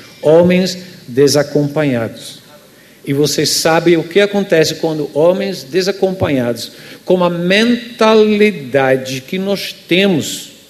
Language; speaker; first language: Portuguese; non-native, fluent; Dutch